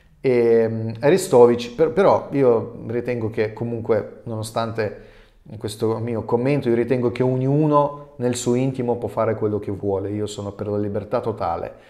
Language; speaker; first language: Italian; non-native, fluent; Russian